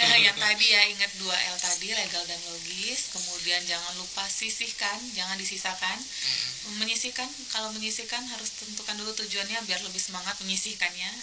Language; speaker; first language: Indonesian; native; Indonesian